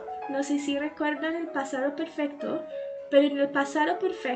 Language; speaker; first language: Spanish; non-native, fluent; English